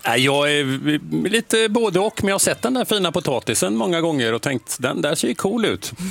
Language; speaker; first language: Swedish; native; Swedish